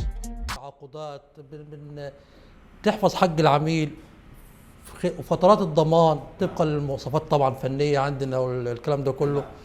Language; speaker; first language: Arabic; native; Arabic